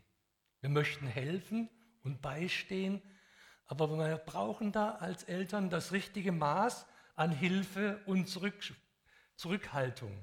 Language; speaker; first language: German; native; German